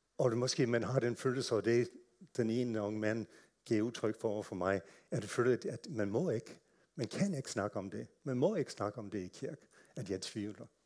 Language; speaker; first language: Danish; non-native, fluent; English